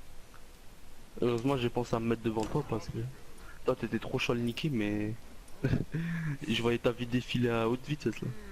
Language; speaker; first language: French; native; French